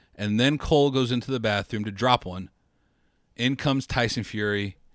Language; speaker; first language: English; early bilingual, other home language; Spanish